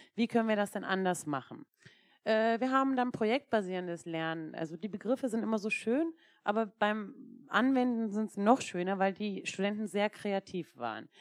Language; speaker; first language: German; non-native, fluent; Turkish